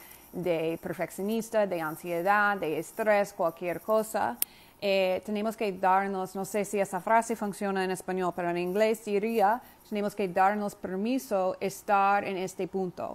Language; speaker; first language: Spanish; non-native, fluent; English